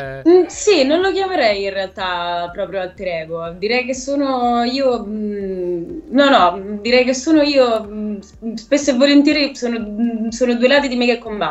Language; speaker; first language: Italian; native; Italian